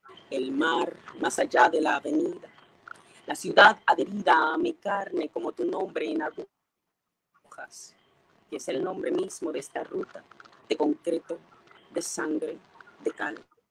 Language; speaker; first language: Spanish; native; Spanish